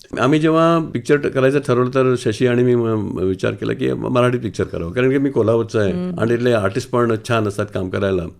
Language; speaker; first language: Marathi; non-native, local second language; Sindhi